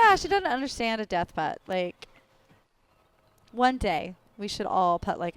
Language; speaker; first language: English; native; English